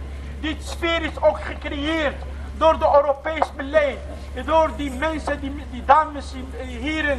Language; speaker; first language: Dutch; non-native, learner; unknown